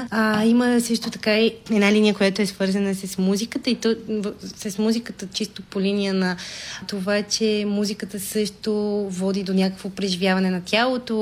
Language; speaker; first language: Bulgarian; native; Bulgarian